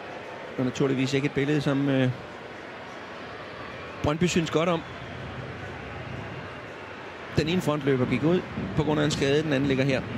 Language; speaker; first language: Danish; native; Danish